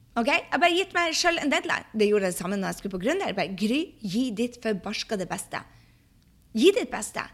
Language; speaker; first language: Norwegian; early bilingual, heritage; Norwegian